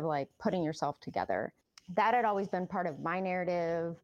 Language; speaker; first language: English; early bilingual, other home language; Spanish